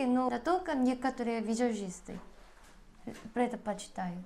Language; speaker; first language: Russian; non-native, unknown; Korean